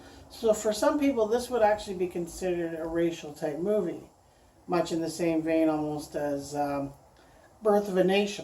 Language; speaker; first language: English; native; English